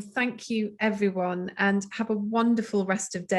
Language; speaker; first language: English; native; English